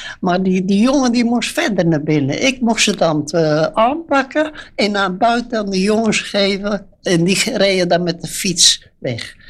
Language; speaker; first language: Dutch; native; Dutch